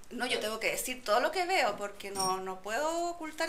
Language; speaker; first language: Spanish; native; Spanish